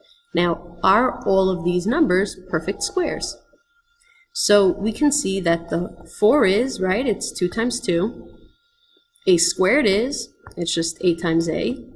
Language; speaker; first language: English; native; English